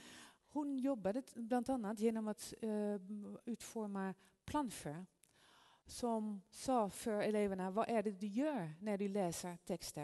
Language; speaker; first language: Swedish; non-native, fluent; Dutch